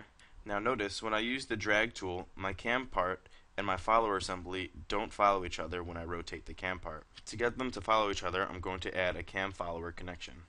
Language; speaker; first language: English; native; English